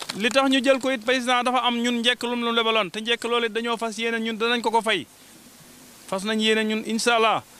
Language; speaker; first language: Wolof; native; Wolof